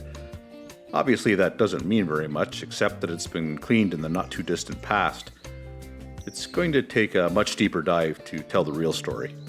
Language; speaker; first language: English; native; English